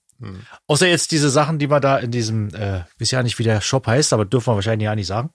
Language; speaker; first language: German; native; German